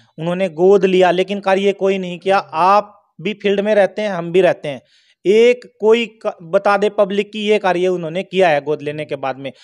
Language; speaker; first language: Hindi; native; Hindi